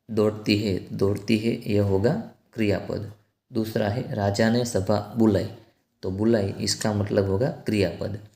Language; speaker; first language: Hindi; non-native, local second language; Gujarati